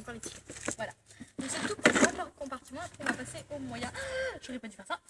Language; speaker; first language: French; native; French